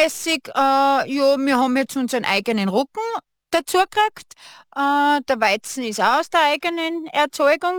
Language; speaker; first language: German; native; German